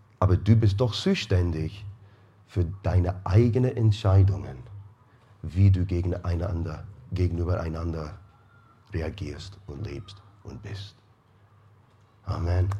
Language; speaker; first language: German; non-native, fluent; English